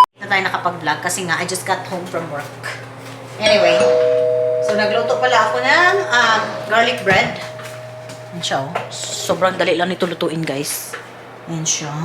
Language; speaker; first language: Filipino; non-native, local second language; Cebuano